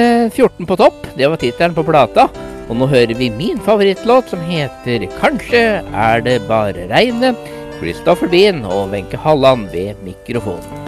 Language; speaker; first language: Norwegian; native; Norwegian